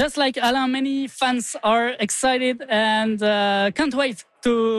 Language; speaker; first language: English; non-native, fluent; French